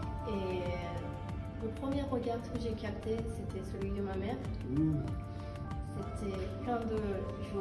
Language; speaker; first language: French; non-native, fluent; Persian